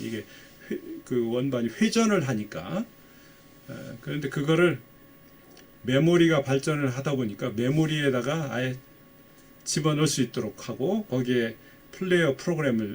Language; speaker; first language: Korean; native; Korean